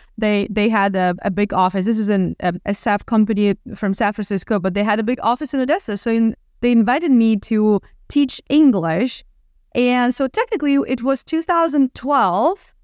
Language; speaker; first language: English; non-native, fluent; Russian